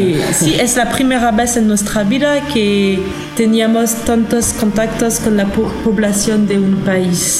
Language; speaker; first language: Spanish; non-native, learner; French